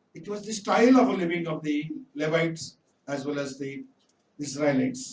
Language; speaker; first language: English; non-native, local second language; Telugu